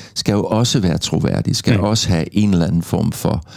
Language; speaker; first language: Danish; native; Danish